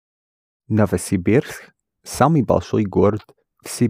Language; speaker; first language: Russian; non-native, learner; English